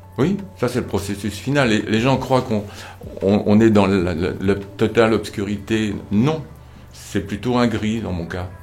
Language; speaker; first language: French; native; French